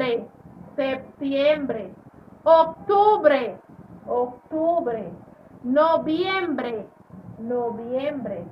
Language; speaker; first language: Spanish; non-native, learner; Haitian Creole